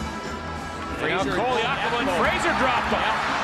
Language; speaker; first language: English; native; English